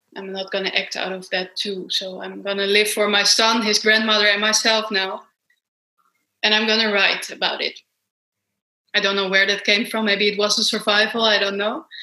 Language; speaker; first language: English; non-native, fluent; Dutch